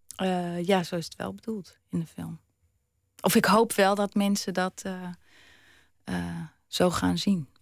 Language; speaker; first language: Dutch; early bilingual, other home language; German